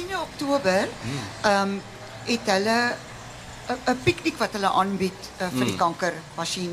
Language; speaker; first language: Afrikaans; native; Afrikaans